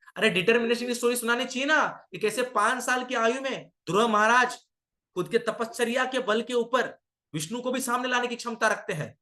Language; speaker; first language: Hindi; non-native, local second language; Marathi